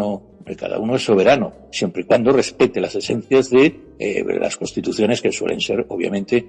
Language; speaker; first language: Spanish; native; Spanish